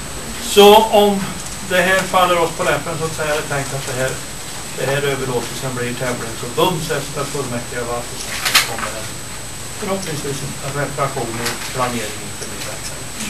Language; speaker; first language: Swedish; native; Swedish